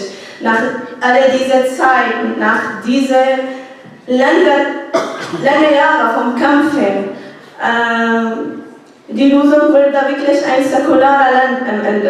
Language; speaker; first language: German; non-native, learner; Arabic